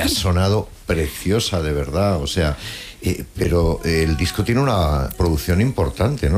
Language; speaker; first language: Spanish; native; Spanish